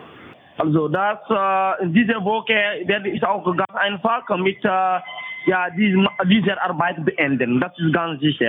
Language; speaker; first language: German; non-native, fluent; French